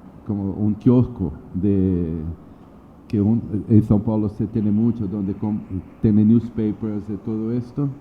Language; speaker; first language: Spanish; non-native, learner; Portuguese